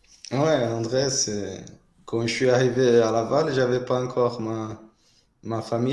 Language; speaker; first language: French; non-native, fluent; Portuguese